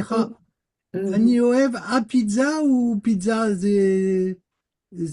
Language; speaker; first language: Hebrew; non-native, learner; French